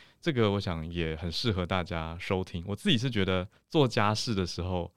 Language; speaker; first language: Chinese; native; Chinese